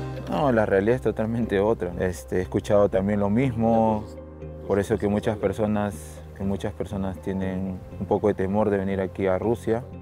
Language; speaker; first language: Spanish; native; Spanish